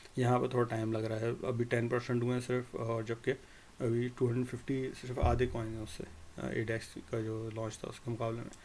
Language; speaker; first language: Urdu; native; Urdu